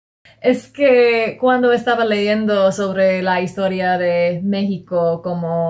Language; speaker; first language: Spanish; non-native, fluent; English